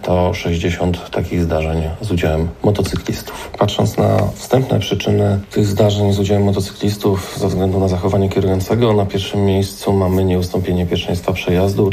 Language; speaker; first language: Polish; native; Polish